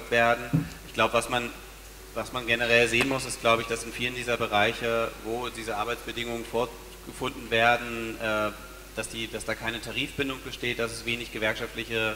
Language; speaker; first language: German; native; German